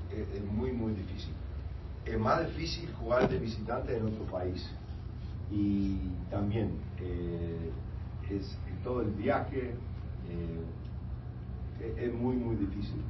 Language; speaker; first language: Spanish; early bilingual, heritage; Spanish